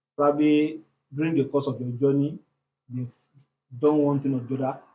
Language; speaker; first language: English; non-native, local second language; Yoruba